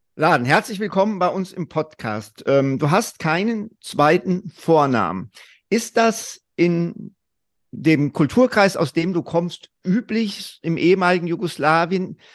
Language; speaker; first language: German; native; German